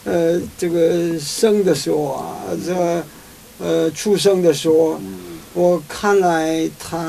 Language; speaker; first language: Chinese; non-native, fluent; Korean